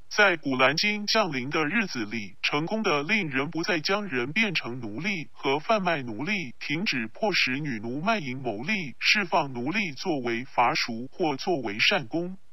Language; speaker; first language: Chinese; non-native, local second language; Cantonese